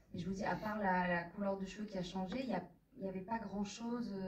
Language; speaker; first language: French; native; French